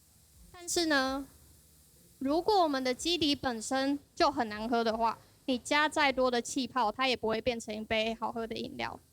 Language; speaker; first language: Chinese; native; Chinese